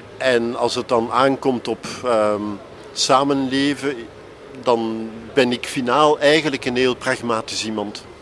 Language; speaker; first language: Dutch; native; Dutch